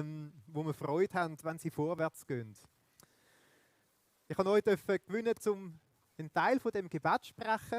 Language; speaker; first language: German; native; German